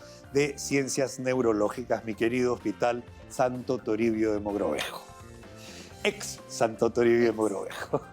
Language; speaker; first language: Spanish; native; Spanish